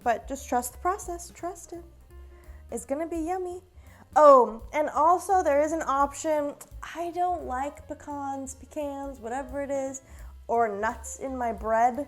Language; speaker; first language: English; native; English